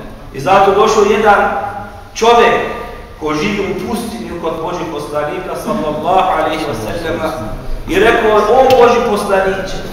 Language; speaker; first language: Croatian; non-native, fluent; Turkish